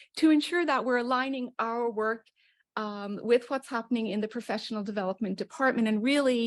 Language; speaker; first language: English; native; English